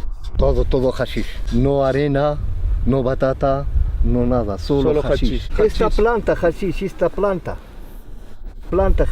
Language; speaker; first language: Spanish; non-native, learner; Arabic